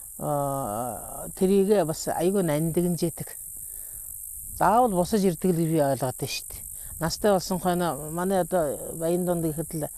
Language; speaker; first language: Mongolian; non-native, local second language; Buriat